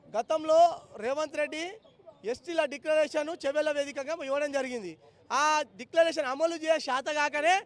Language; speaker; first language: Telugu; non-native, local second language; Lambadi